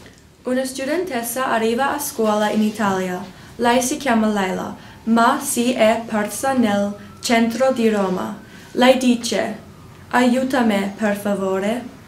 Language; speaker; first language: Italian; non-native, learner; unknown